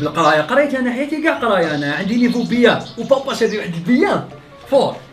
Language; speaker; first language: Arabic; native; Arabic